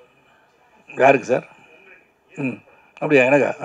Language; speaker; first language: Tamil; native; Tamil